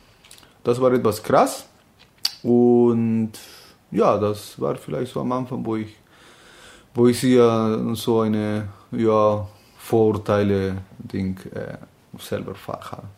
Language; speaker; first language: German; non-native, fluent; Spanish